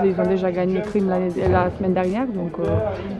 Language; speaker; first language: French; non-native, fluent; Slovenian